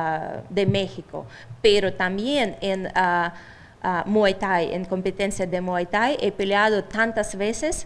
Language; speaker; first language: Spanish; non-native, fluent; Russian